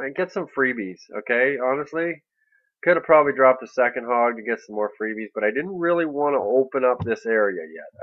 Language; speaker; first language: English; native; English